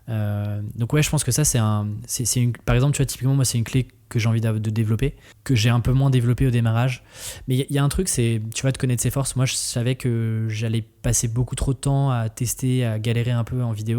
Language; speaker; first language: French; native; French